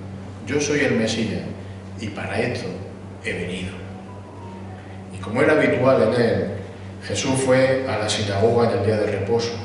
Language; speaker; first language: Spanish; native; Spanish